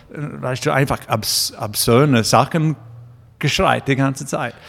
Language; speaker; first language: German; non-native, fluent; English